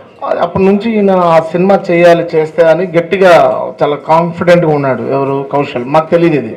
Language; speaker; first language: Telugu; native; Telugu